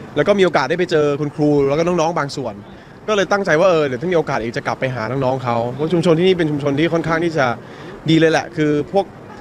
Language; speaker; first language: Thai; native; Thai